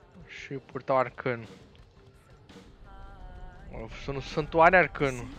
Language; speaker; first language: Portuguese; native; Portuguese